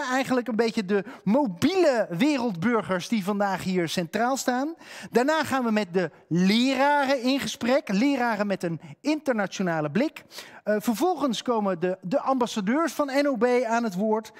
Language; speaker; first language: Dutch; native; Dutch